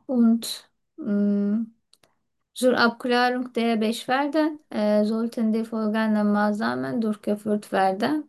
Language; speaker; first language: German; non-native, learner; Turkish